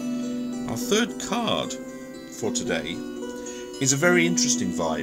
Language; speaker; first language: English; native; English